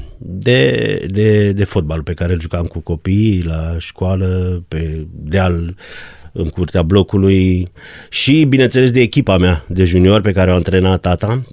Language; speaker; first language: Romanian; non-native, local second language; German